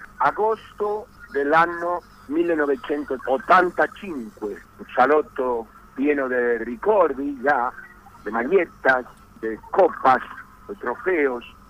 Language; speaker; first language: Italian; non-native, learner; Spanish